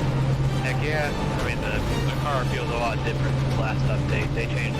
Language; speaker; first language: English; native; English